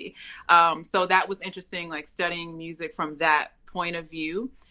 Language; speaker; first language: English; native; English